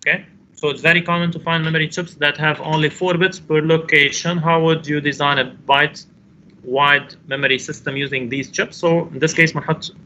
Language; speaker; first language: English; non-native, local second language; Arabic